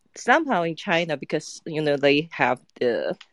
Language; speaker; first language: English; non-native, fluent; Chinese